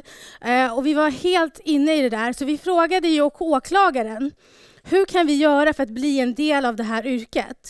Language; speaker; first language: Swedish; early bilingual, other home language; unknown